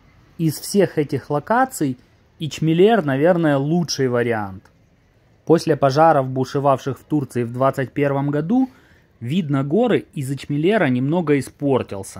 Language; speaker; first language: Russian; native; Russian